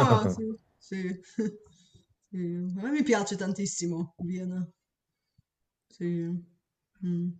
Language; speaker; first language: Italian; non-native, fluent; Bulgarian